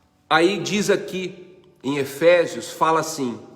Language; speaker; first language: Portuguese; native; Portuguese